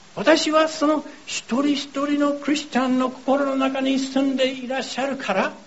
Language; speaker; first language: Japanese; non-native, fluent; English